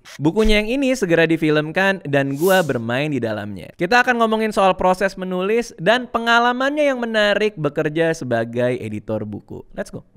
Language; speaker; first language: Indonesian; native; Indonesian